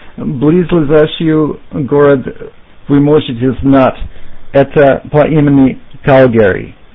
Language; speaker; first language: Russian; non-native, learner; English